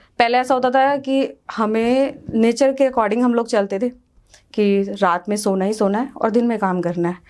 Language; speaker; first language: Hindi; native; Hindi